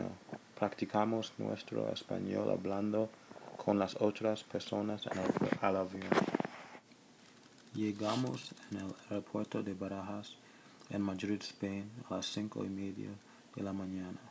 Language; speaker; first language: Spanish; non-native, learner; English